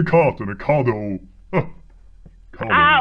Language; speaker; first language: German; native; German